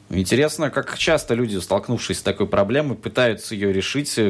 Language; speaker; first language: Russian; native; Russian